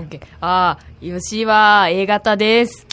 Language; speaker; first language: Korean; non-native, learner; Japanese